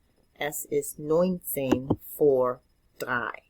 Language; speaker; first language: German; non-native, fluent; English